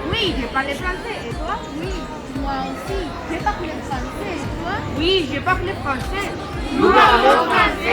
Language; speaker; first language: French; non-native, learner; Spanish